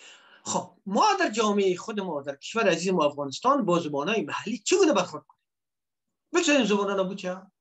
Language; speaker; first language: Persian; native; Persian